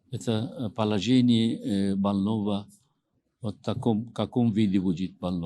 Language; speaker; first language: Russian; non-native, learner; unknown